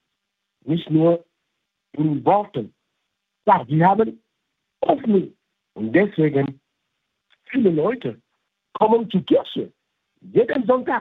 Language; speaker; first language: German; non-native, learner; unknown